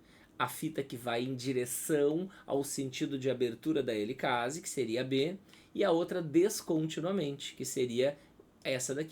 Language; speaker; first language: Portuguese; native; Portuguese